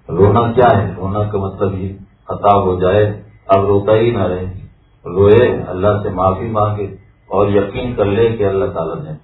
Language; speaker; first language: Urdu; native; Urdu